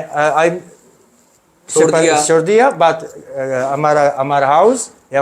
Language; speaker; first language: Hindi; non-native, learner; Italian